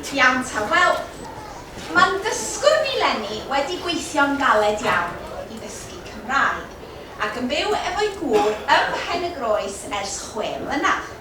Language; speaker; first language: Welsh; native; Welsh